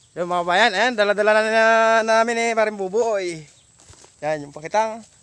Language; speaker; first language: Filipino; non-native, local second language; Bikol